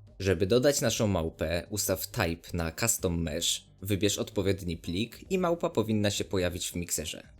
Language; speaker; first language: Polish; native; Polish